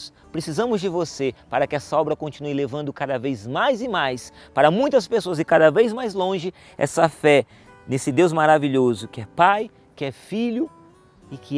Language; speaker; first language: Portuguese; native; Portuguese